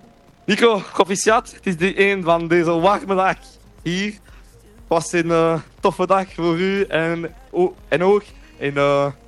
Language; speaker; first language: Dutch; non-native, local second language; French